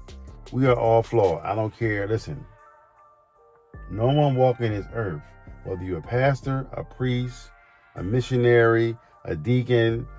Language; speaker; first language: English; native; English